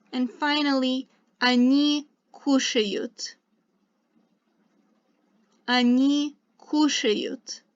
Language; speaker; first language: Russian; non-native, fluent; English